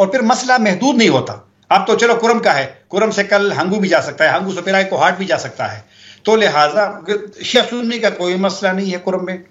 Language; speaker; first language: Urdu; non-native, local second language; Pashto